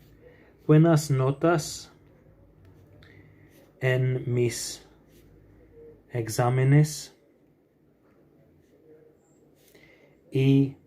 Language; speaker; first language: Spanish; non-native, fluent; English